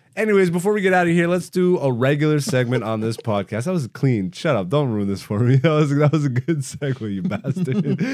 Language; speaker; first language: English; native; English